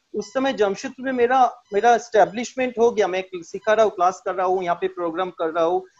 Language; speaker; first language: Hindi; non-native, local second language; Bangla